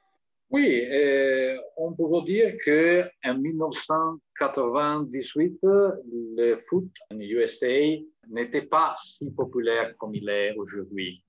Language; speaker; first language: French; non-native, fluent; Italian